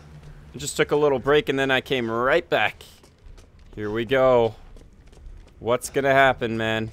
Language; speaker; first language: English; native; English